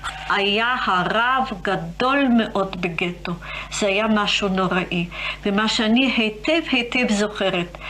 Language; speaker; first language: Hebrew; non-native, fluent; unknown